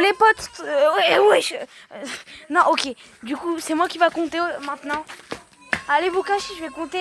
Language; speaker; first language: French; native; French